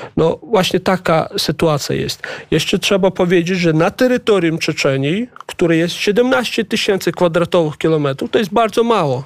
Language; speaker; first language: Polish; non-native, fluent; Chechen